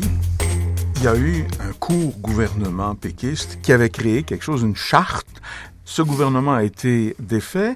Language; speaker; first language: French; native; French